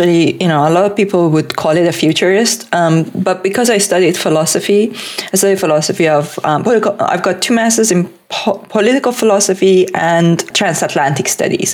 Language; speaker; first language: English; non-native, fluent; Persian